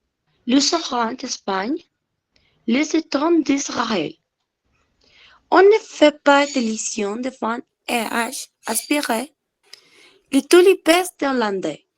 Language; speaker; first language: French; non-native, learner; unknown